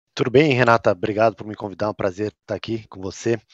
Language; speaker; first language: Portuguese; native; Portuguese